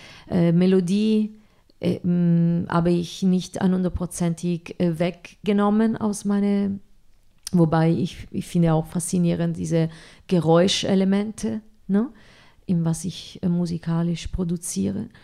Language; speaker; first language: German; non-native, fluent; Italian